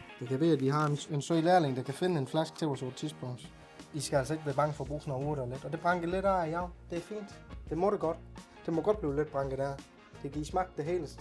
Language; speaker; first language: Danish; native; Danish